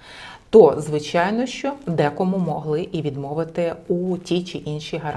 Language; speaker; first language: Ukrainian; native; Ukrainian